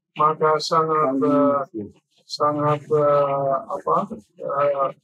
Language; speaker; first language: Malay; non-native, learner; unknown